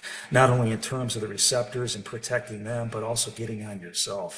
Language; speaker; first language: English; native; English